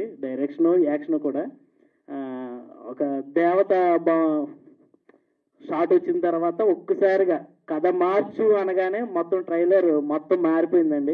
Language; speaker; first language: Telugu; native; Telugu